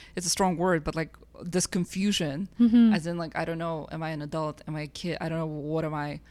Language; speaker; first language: English; non-native, fluent; Russian